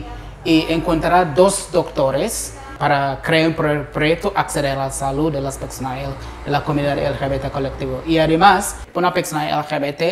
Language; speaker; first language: Spanish; non-native, learner; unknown